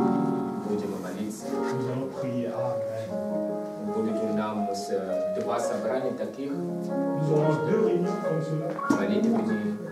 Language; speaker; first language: Russian; non-native, fluent; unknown